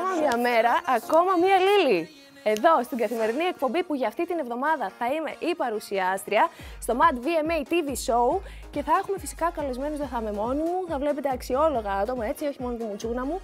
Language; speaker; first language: Greek; native; Greek